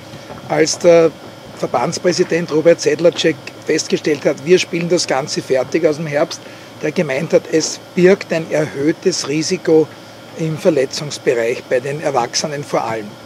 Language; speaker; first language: German; native; German